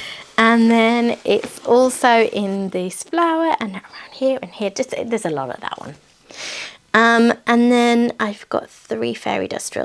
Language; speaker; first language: English; native; English